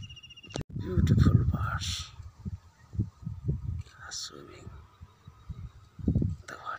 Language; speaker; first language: English; non-native, learner; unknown